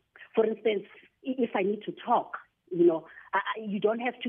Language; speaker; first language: English; non-native, local second language; Zulu